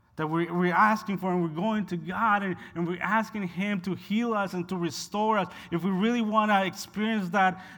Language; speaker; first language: English; non-native, fluent; Spanish